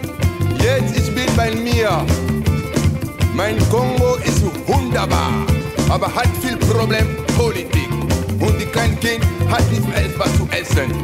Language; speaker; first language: German; non-native, learner; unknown